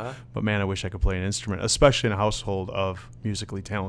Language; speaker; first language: English; early bilingual, other home language; Dutch